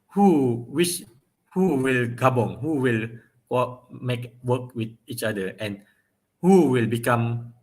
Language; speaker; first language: English; non-native, local second language; Malay